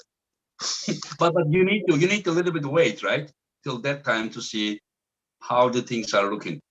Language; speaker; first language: English; non-native, fluent; Turkish